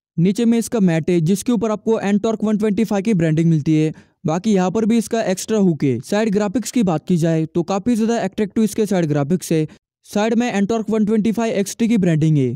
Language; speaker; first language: Hindi; native; Hindi